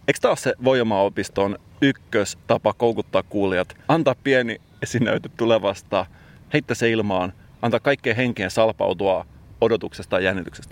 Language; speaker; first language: Finnish; native; Finnish